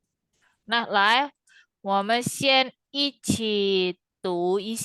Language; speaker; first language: Chinese; non-native, fluent; Indonesian